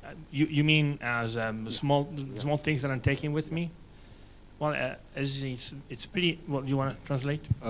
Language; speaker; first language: English; non-native, fluent; Italian